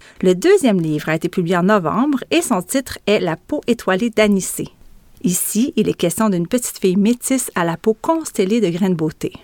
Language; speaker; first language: French; native; French